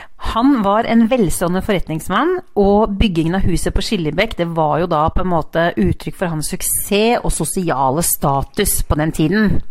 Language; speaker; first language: Norwegian; native; Norwegian